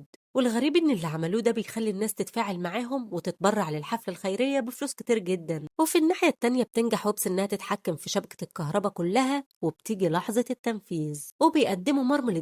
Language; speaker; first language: Arabic; native; Arabic